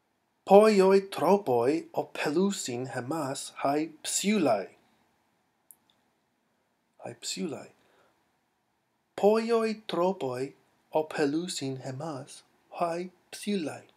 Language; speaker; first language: Greek; non-native, fluent; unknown